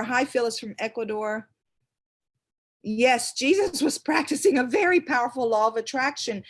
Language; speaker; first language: English; native; English